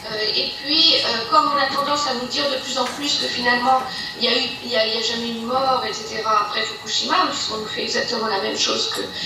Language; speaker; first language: French; native; French